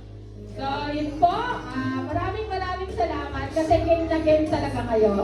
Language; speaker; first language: Filipino; native; Filipino